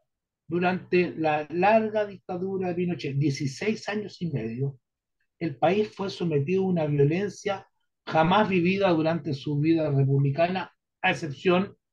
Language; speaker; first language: Spanish; native; Spanish